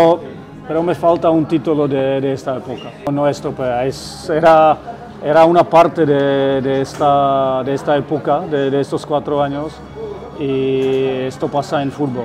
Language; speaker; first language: Spanish; non-native, fluent; Czech